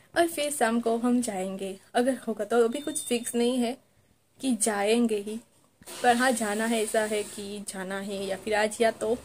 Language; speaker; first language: Hindi; non-native, local second language; Gujarati